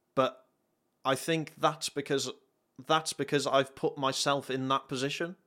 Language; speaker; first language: English; native; English